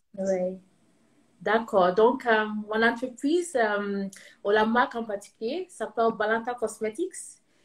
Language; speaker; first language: French; non-native, fluent; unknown